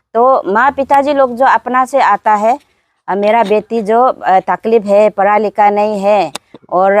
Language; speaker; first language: Hindi; non-native, local second language; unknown